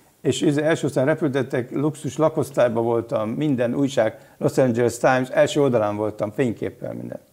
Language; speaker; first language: Hungarian; native; Hungarian